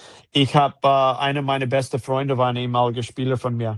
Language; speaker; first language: German; non-native, fluent; English